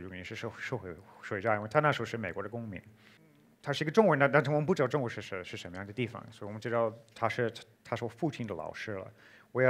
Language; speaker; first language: Chinese; non-native, fluent; English